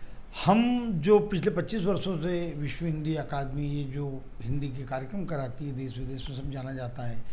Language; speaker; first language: Hindi; native; Hindi